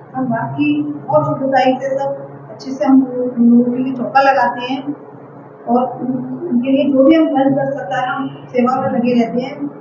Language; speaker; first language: Hindi; native; Hindi